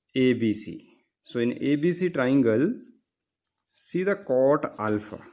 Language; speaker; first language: English; non-native, local second language; Punjabi